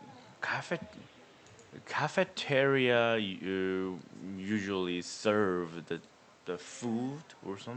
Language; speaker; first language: English; non-native, learner; Korean